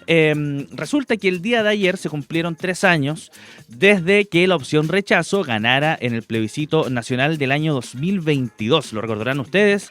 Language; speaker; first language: Spanish; native; Spanish